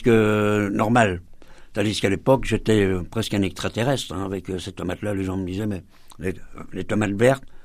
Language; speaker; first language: French; native; French